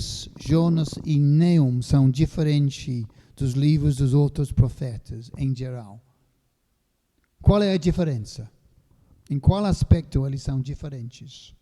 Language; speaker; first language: Portuguese; non-native, fluent; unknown